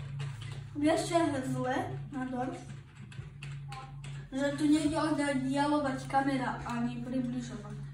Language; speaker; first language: Polish; non-native, learner; Slovak